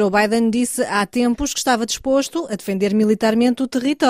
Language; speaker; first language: Portuguese; native; Portuguese